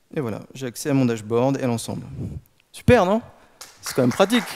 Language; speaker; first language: French; native; French